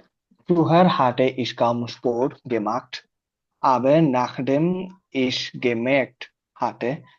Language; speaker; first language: German; non-native, learner; Bangla